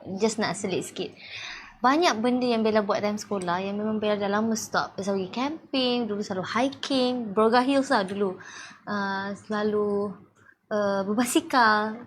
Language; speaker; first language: Malay; native; Malay